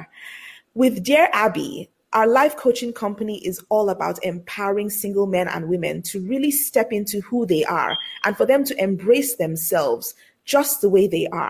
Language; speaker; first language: English; non-native, local second language; Yoruba